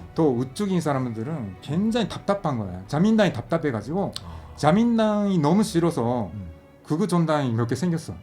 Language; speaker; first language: Korean; non-native, fluent; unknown